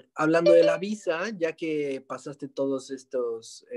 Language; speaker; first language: Spanish; native; Spanish